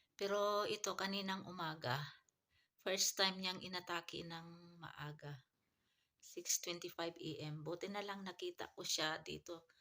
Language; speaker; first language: Filipino; non-native, local second language; Iloko